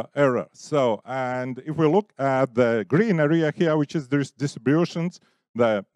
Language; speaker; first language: English; non-native, fluent; Latvian